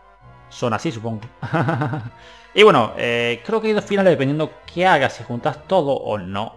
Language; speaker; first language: Spanish; native; Spanish